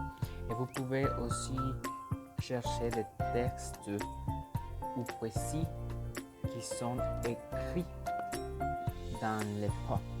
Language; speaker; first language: French; non-native, learner; Spanish